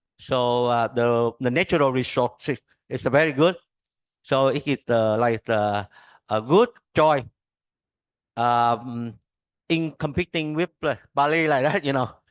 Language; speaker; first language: English; non-native, learner; Vietnamese